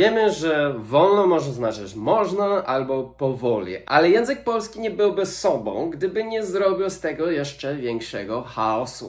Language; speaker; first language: Polish; non-native, fluent; English